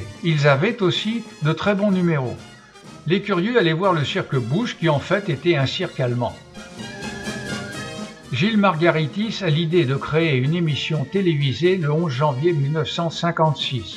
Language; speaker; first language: French; native; French